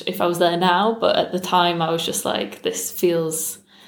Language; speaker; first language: English; native; English